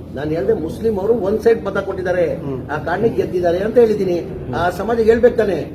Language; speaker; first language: Kannada; non-native, local second language; Urdu